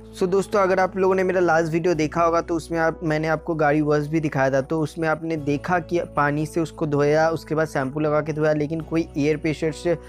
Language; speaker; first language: Hindi; non-native, local second language; Bangla